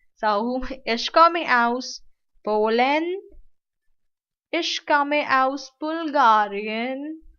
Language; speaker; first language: German; non-native, learner; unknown